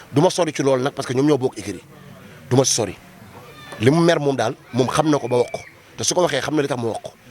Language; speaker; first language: Wolof; native; Wolof